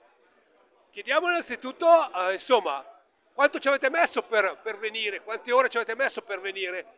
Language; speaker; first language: Italian; native; Italian